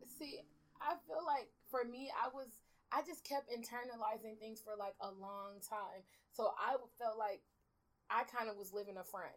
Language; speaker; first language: English; early bilingual, other home language; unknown